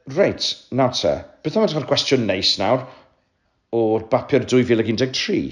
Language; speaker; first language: Welsh; native; Welsh